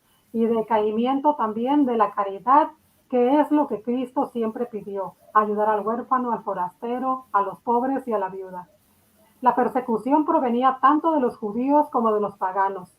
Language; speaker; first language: Spanish; native; Spanish